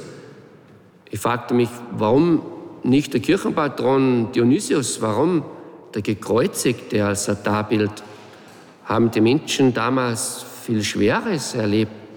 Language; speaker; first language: German; native; German